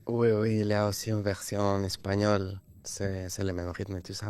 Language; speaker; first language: French; non-native, learner; Spanish